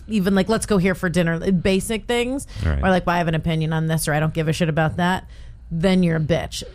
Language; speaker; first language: English; native; English